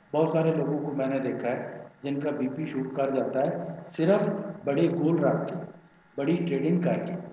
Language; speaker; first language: Urdu; non-native, local second language; Punjabi